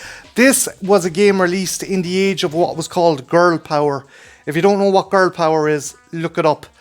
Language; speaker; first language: English; native; English